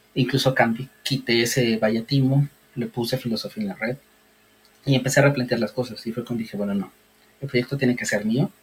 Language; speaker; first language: Spanish; native; Spanish